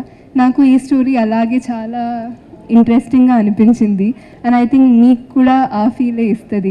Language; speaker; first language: Telugu; non-native, fluent; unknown